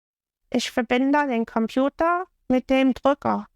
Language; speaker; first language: German; non-native, fluent; English